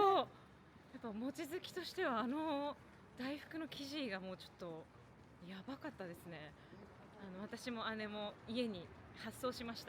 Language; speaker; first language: Japanese; native; Japanese